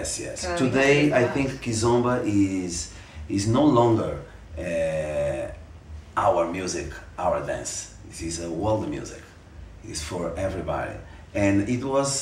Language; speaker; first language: English; non-native, fluent; Portuguese